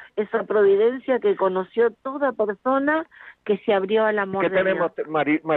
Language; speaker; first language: Spanish; native; Spanish